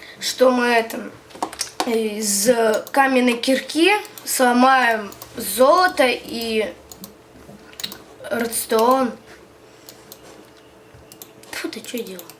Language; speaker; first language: Russian; native; Russian